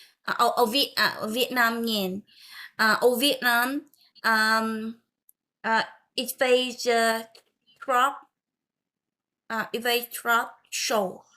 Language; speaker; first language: French; non-native, learner; Vietnamese